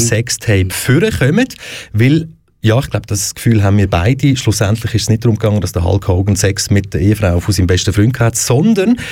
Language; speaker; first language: German; native; German